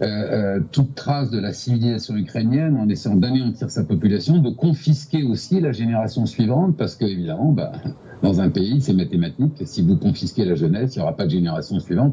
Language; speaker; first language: French; native; French